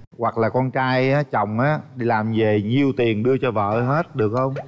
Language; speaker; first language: Vietnamese; native; Vietnamese